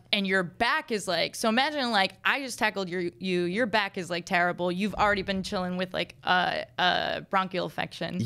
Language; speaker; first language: English; native; English